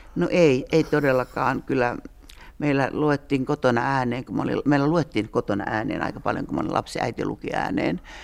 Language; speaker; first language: Finnish; native; Finnish